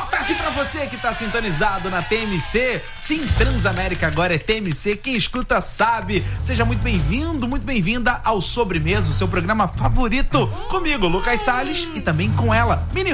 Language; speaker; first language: Portuguese; native; Portuguese